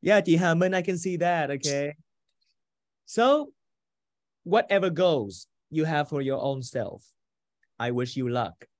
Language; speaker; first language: English; non-native, fluent; Vietnamese